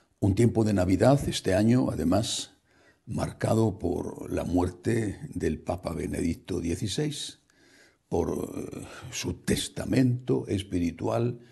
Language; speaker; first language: Spanish; native; Spanish